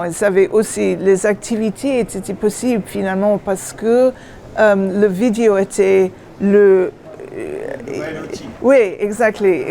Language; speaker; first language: French; non-native, learner; English